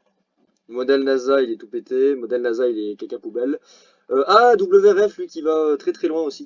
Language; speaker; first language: French; native; French